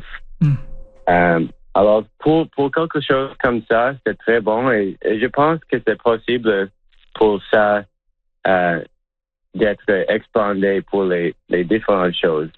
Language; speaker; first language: French; non-native, local second language; English